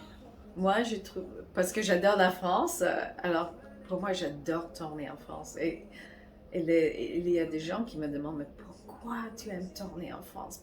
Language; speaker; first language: French; non-native, fluent; English